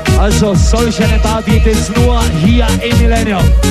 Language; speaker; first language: German; native; German